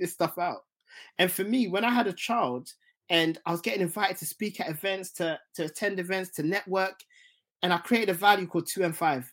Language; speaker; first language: English; native; English